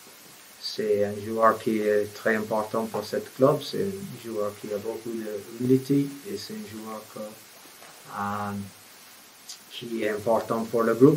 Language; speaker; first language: French; non-native, fluent; English